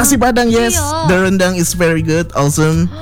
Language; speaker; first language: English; non-native, fluent; Indonesian